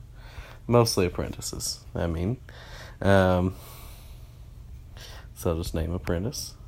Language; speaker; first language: English; native; English